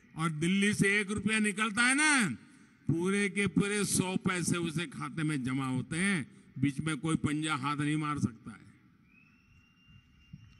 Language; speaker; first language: Hindi; non-native, local second language; Gujarati